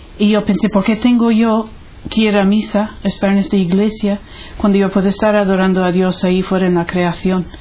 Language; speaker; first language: Spanish; non-native, fluent; English